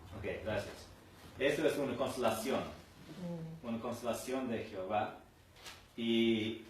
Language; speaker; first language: Spanish; non-native, fluent; English